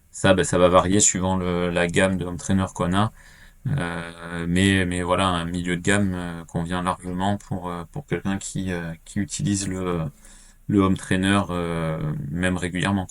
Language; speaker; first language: French; native; French